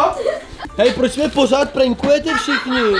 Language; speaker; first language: Czech; native; Czech